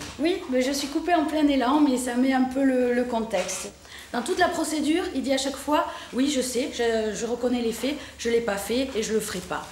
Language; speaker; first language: French; native; French